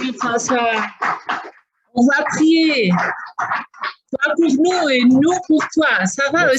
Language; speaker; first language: French; non-native, fluent; Spanish